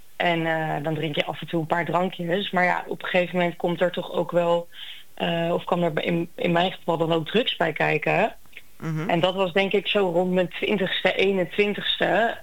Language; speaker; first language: Dutch; native; Dutch